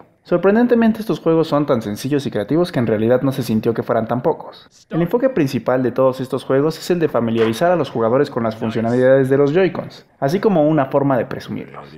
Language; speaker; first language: Spanish; native; Spanish